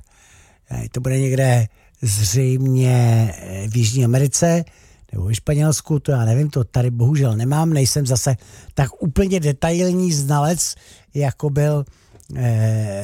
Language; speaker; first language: Czech; native; Czech